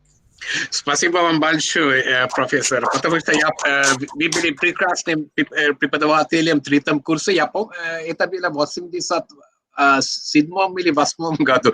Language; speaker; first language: Russian; non-native, learner; Sinhala